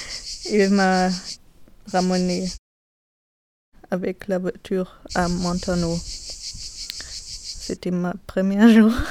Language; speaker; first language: French; non-native, learner; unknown